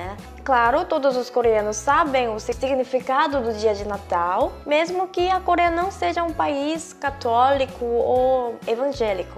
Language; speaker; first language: Portuguese; non-native, fluent; Korean